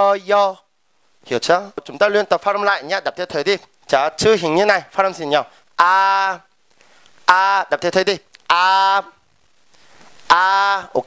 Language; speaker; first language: Vietnamese; non-native, fluent; Korean